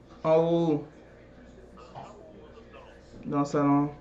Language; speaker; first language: French; native; French